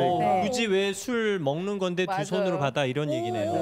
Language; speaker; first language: Korean; native; Korean